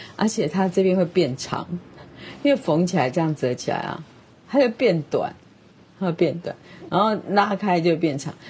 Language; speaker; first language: Chinese; native; Chinese